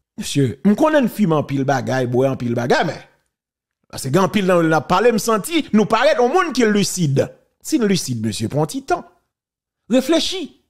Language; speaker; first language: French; non-native, local second language; Haitian Creole